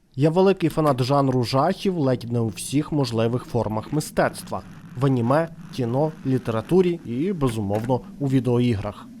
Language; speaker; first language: Ukrainian; native; Ukrainian